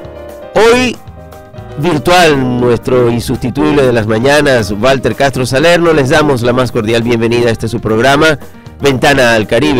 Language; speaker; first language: Spanish; native; Spanish